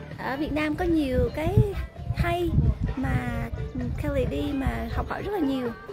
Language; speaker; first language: Vietnamese; early bilingual, heritage; Vietnamese